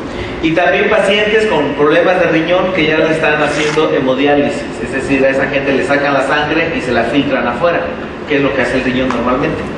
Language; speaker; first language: Spanish; native; Spanish